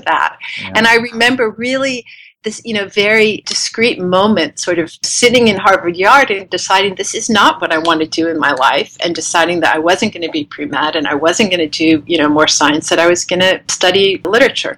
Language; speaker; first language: English; native; English